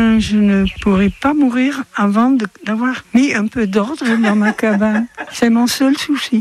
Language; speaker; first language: French; non-native, fluent; Dutch